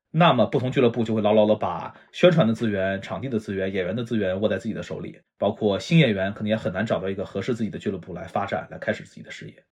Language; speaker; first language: Chinese; native; Chinese